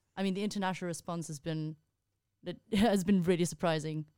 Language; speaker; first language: English; non-native, fluent; Spanish